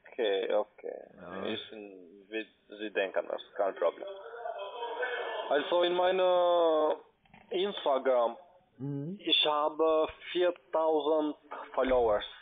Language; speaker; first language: German; non-native, learner; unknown